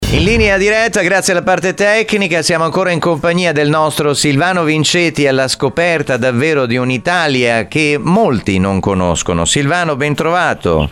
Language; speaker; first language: Italian; native; Italian